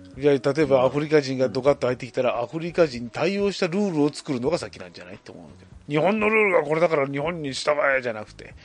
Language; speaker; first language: Japanese; native; Japanese